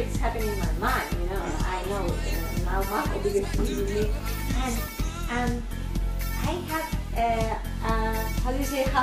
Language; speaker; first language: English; non-native, learner; Spanish